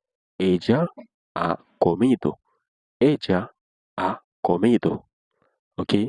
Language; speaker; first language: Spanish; non-native, learner; Haitian Creole